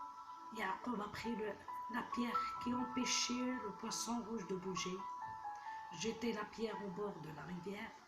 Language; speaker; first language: French; non-native, local second language; Arabic